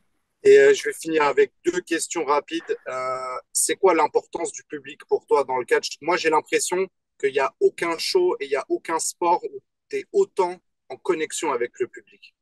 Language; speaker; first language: French; native; French